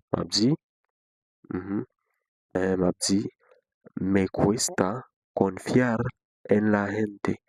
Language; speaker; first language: Spanish; non-native, fluent; Haitian Creole